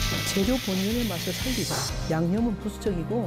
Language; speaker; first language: Korean; native; Korean